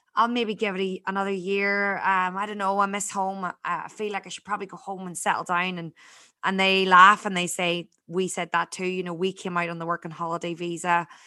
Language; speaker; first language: English; native; English